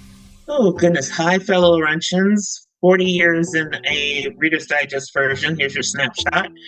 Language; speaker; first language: English; native; English